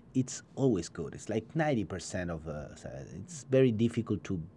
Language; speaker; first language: English; non-native, learner; Spanish